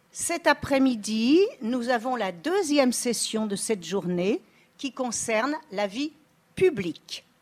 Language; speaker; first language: French; native; French